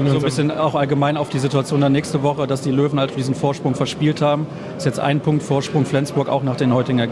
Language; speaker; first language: German; native; German